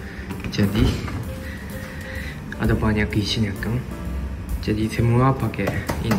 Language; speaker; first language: Indonesian; non-native, fluent; Japanese